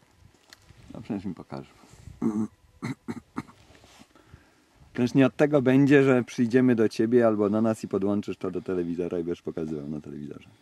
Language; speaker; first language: Polish; native; Polish